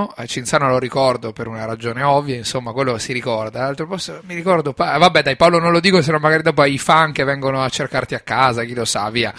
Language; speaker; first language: Italian; native; Italian